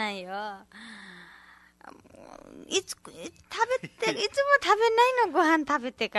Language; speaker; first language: Japanese; non-native, learner; Nepali